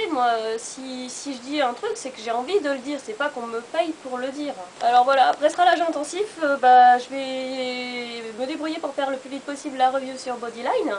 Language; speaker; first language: French; native; French